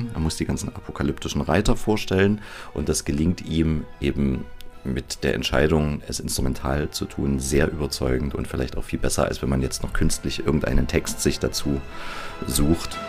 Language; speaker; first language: German; native; German